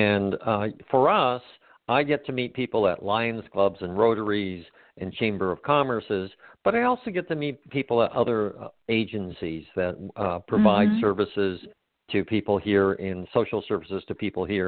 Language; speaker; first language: English; native; English